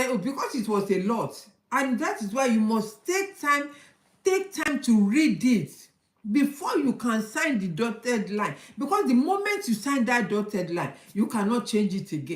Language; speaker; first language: English; non-native, local second language; Yoruba